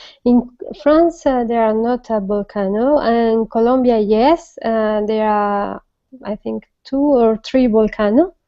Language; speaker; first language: English; non-native, learner; Spanish